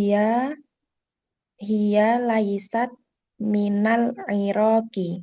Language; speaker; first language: Arabic; non-native, learner; Indonesian